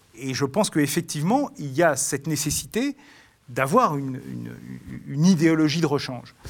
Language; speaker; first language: French; native; French